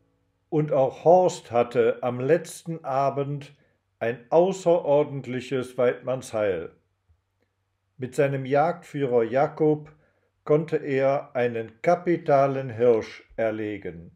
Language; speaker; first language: German; native; German